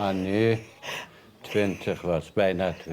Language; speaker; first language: Dutch; non-native, fluent; Persian